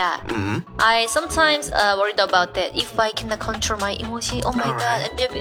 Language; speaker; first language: English; non-native, learner; Korean